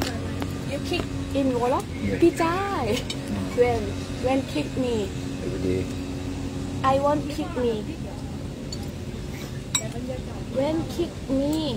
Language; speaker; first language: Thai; non-native, learner; Korean